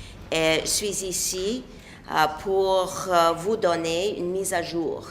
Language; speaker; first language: French; non-native, local second language; English